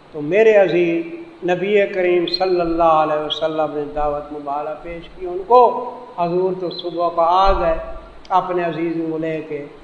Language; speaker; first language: Urdu; non-native, local second language; Saraiki